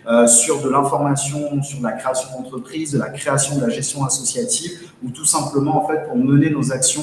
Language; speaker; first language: French; native; French